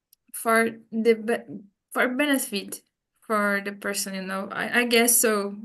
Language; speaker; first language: English; non-native, fluent; Portuguese